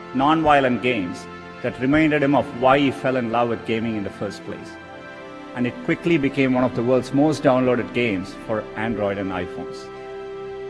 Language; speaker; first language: English; non-native, local second language; Tamil